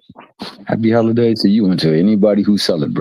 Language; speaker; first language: English; native; English